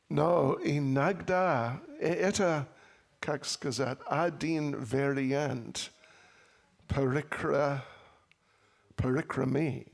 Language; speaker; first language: Russian; non-native, learner; English